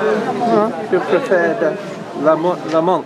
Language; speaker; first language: French; non-native, learner; English